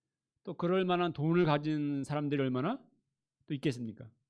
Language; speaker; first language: Korean; native; Korean